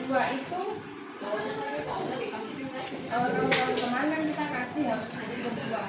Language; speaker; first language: Indonesian; native; Indonesian